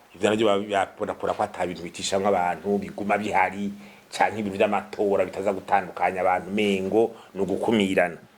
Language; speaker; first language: Rundi; native; Rundi